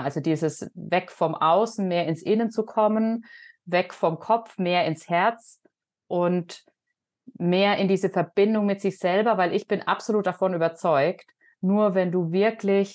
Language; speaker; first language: German; native; German